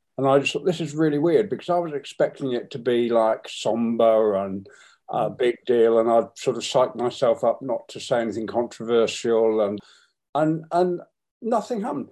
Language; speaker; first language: English; native; English